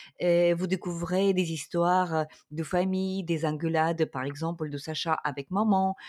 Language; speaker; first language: French; non-native, fluent; Ukrainian